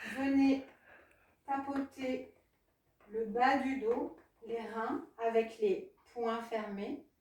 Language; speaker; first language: French; non-native, fluent; Spanish